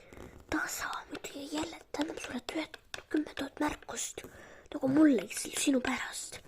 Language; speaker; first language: Estonian; non-native, local second language; Russian